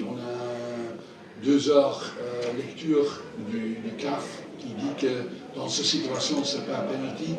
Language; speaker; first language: French; non-native, fluent; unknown